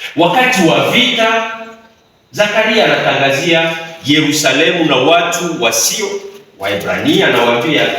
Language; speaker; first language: Swahili; native; Swahili